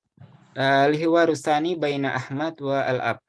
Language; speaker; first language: Arabic; non-native, fluent; Indonesian